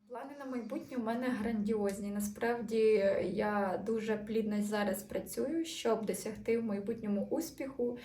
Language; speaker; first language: Ukrainian; native; Ukrainian